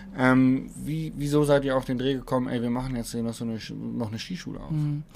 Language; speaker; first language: German; native; German